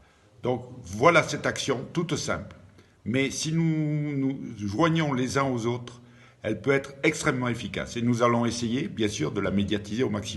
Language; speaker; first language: French; native; French